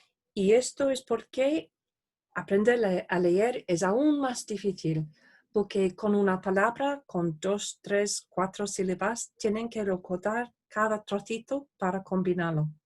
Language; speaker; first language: Spanish; non-native, fluent; English